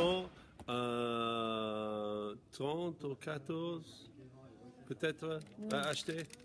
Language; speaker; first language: French; non-native, learner; English